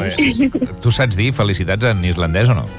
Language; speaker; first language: Catalan; native; Catalan